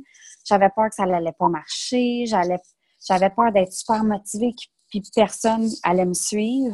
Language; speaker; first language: French; native; French